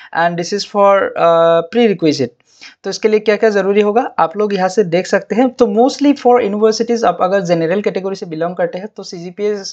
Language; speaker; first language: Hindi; non-native, local second language; Assamese